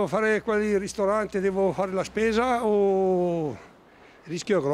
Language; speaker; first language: Italian; native; Italian